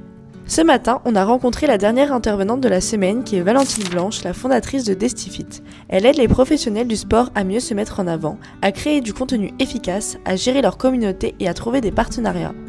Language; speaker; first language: French; native; French